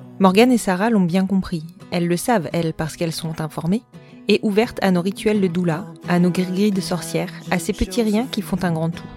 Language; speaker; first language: French; native; French